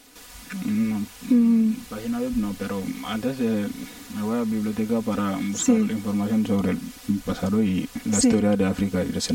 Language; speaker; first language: Spanish; non-native, learner; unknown